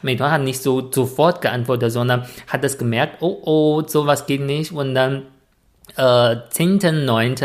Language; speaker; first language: German; non-native, fluent; Chinese